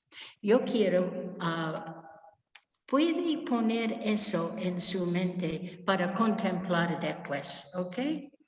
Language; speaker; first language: Spanish; non-native, fluent; English